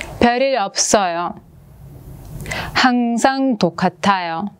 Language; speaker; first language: Korean; non-native, fluent; Russian